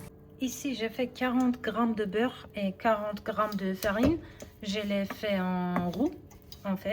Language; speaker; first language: French; non-native, learner; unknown